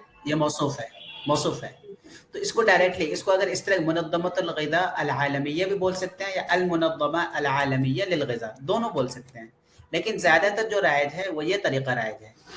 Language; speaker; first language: Hindi; native; Hindi